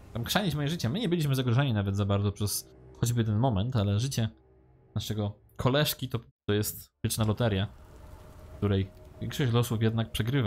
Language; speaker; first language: Polish; native; Polish